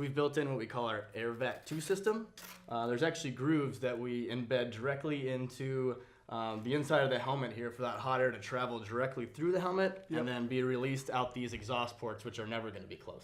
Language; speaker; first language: English; native; English